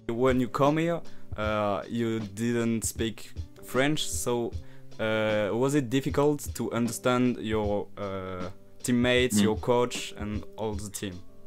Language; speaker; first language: English; non-native, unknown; French